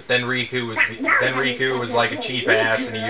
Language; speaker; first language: English; native; English